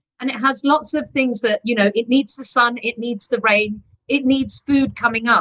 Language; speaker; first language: English; native; English